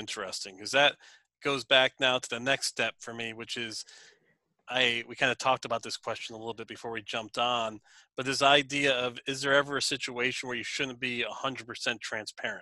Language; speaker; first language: English; native; English